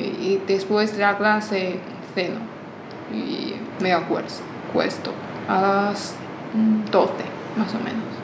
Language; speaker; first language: Spanish; non-native, fluent; Chinese